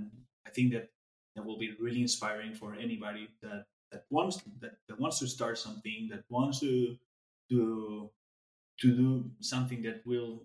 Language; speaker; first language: English; non-native, fluent; Spanish